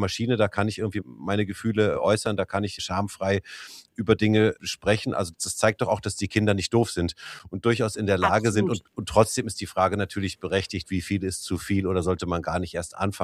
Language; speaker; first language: German; native; German